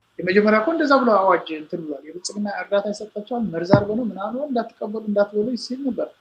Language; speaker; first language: Amharic; non-native, local second language; Tigrinya